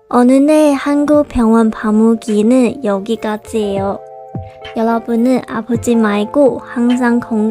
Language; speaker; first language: Korean; non-native, local second language; Chinese